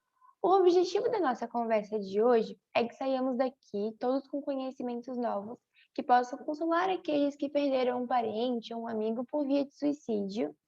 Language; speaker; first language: Portuguese; native; Portuguese